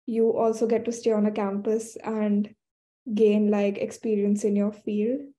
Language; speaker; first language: English; non-native, local second language; Hindi